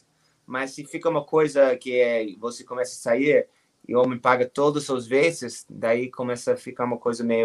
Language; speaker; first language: Portuguese; non-native, learner; English